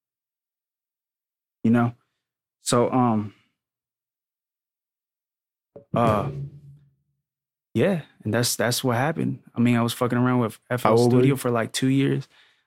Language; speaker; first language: English; native; English